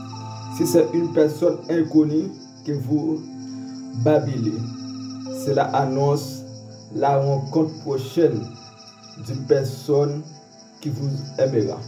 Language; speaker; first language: French; non-native, local second language; Haitian Creole